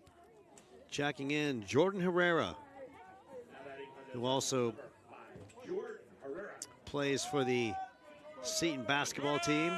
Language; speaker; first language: English; native; English